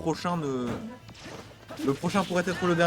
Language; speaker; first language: French; native; French